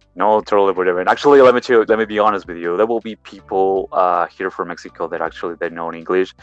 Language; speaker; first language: English; non-native, learner; Spanish